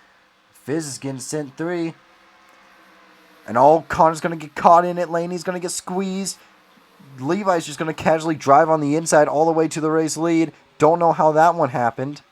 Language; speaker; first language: English; native; English